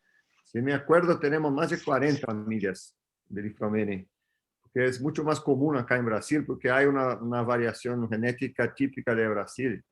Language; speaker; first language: Spanish; non-native, fluent; Portuguese